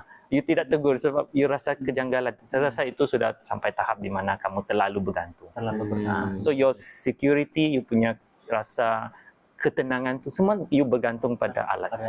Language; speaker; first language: Malay; native; Malay